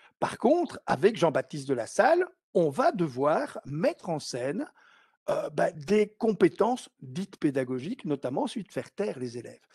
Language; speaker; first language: French; native; French